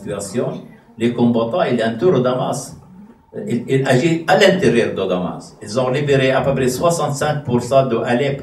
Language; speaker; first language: French; non-native, fluent; Arabic